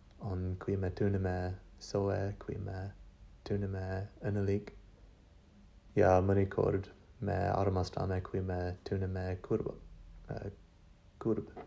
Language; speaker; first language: Estonian; non-native, learner; English